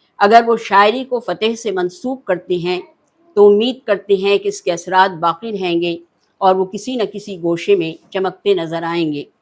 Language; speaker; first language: Urdu; native; Urdu